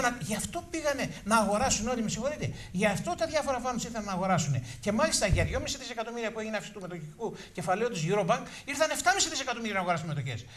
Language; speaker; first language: Greek; native; Greek